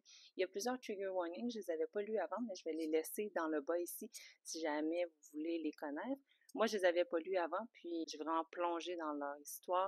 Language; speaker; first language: French; native; French